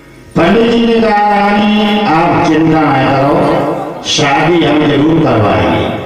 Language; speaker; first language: Hindi; native; Hindi